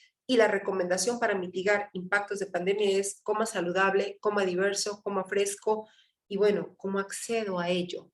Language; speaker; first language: Spanish; native; Spanish